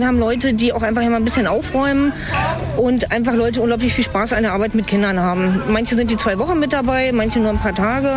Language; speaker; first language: German; native; German